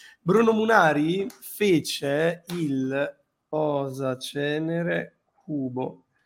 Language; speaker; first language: Italian; native; Italian